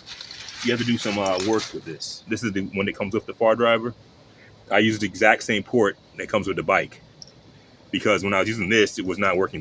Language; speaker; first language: English; native; English